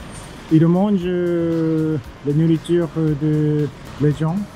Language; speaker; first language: French; non-native, fluent; Japanese